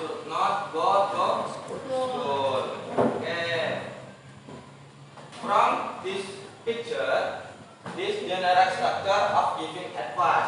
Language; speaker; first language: English; non-native, fluent; Indonesian